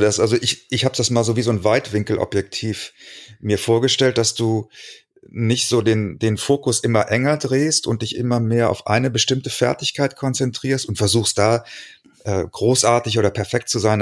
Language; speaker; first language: German; native; German